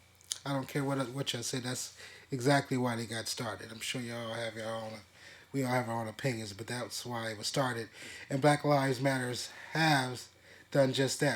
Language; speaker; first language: English; native; English